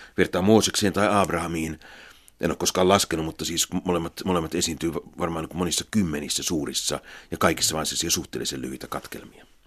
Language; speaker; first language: Finnish; native; Finnish